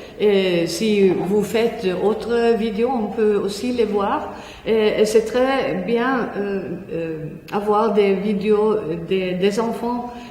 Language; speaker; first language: French; non-native, fluent; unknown